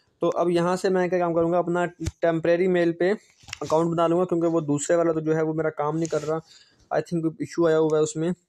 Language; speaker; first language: Hindi; native; Hindi